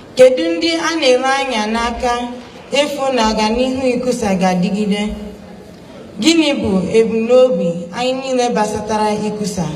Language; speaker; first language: Igbo; early bilingual, heritage; Igbo